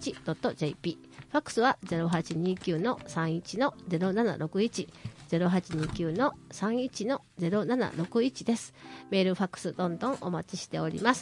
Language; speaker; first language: Japanese; native; Japanese